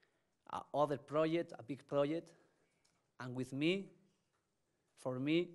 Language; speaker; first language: English; non-native, learner; Spanish